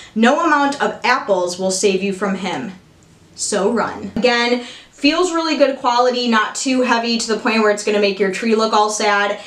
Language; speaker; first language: English; native; English